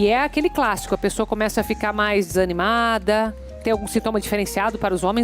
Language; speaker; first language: Portuguese; native; Portuguese